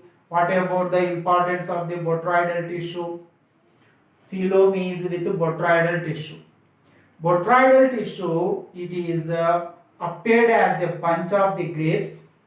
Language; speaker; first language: English; non-native, local second language; Telugu